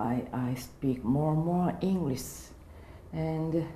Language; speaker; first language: English; non-native, learner; Japanese